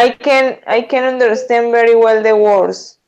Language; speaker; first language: English; non-native, learner; Spanish